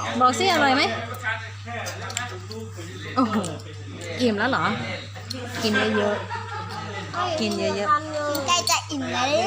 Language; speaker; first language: Thai; native; Thai